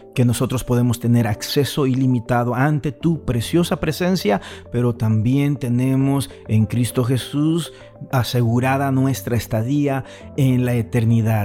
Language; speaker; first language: Spanish; native; Spanish